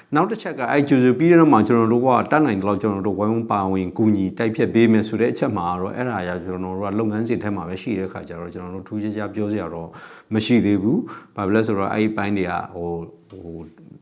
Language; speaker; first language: Burmese; non-native, local second language; S'gaw Karen